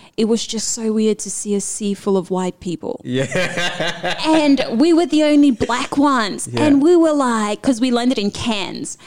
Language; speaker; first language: English; early bilingual, other home language; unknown